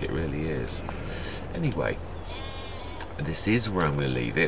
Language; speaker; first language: English; native; English